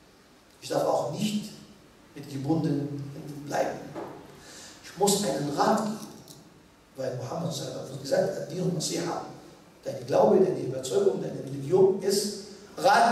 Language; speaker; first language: German; non-native, fluent; Arabic